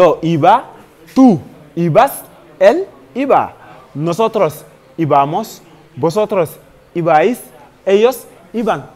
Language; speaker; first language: Spanish; non-native, learner; French